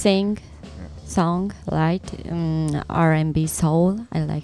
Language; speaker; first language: English; non-native, learner; Japanese